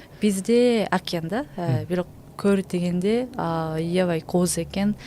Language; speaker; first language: Kyrgyz; non-native, learner; Japanese